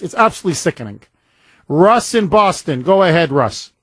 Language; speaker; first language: English; native; English